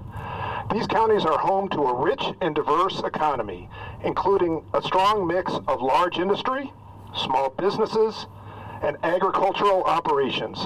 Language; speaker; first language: English; native; English